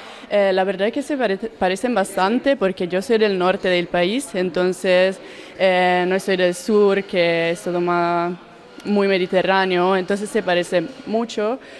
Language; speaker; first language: Spanish; non-native, learner; Italian